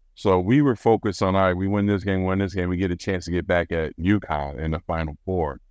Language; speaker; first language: English; native; English